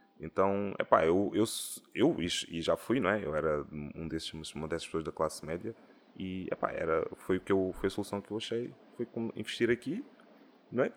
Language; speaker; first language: Portuguese; native; Portuguese